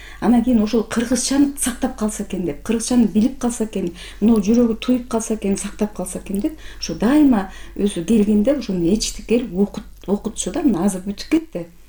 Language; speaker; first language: Kyrgyz; native; Kyrgyz